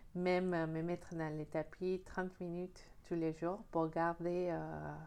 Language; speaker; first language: French; non-native, fluent; Spanish